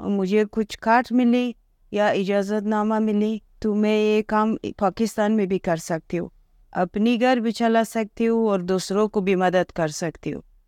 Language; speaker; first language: Hindi; non-native, learner; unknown